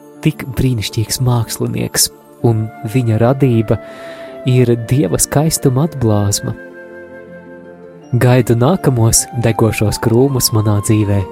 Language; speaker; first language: Latvian; native; Latvian